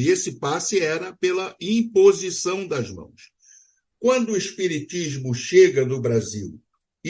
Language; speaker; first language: Portuguese; native; Portuguese